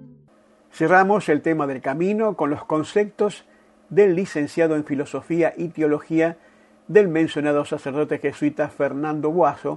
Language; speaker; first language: Spanish; native; Spanish